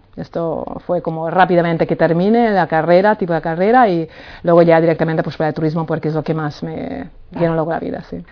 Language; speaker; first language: Spanish; non-native, fluent; Hungarian